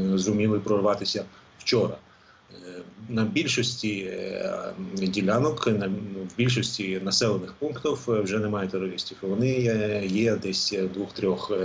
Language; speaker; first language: Ukrainian; native; Ukrainian